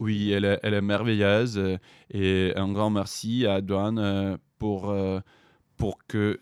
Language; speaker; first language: French; non-native, fluent; Ukrainian